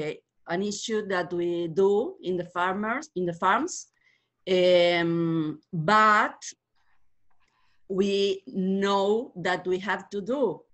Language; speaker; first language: English; non-native, learner; Spanish